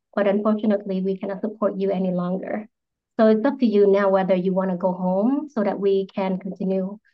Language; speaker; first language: English; non-native, fluent; Vietnamese